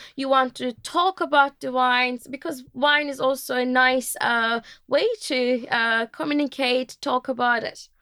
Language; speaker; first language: English; non-native, fluent; Turkish